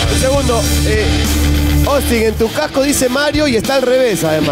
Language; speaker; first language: Spanish; native; Spanish